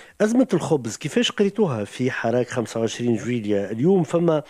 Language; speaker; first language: Arabic; native; Arabic